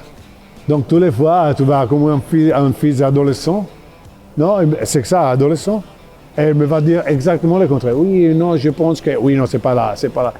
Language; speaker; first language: French; non-native, fluent; Italian